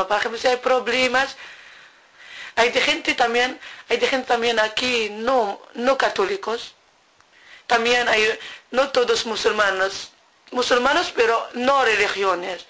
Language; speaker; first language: Spanish; non-native, learner; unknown